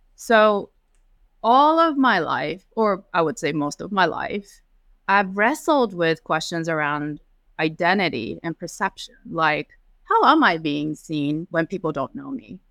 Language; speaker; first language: English; early bilingual, other home language; Japanese